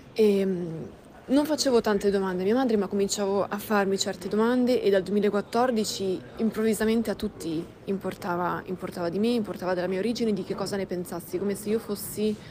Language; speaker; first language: Italian; early bilingual, other home language; Russian